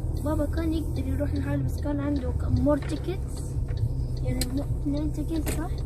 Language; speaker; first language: Arabic; native; Arabic